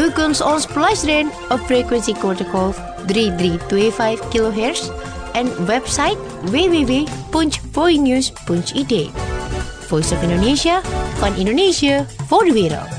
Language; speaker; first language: Dutch; non-native, fluent; Indonesian